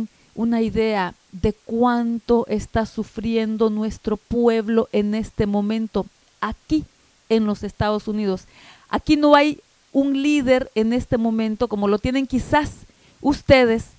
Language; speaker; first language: Spanish; native; Spanish